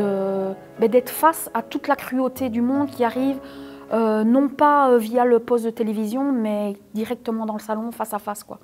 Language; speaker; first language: French; native; French